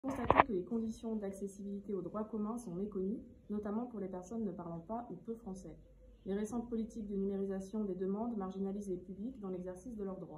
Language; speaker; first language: French; native; French